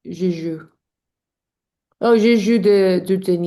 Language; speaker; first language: French; non-native, learner; English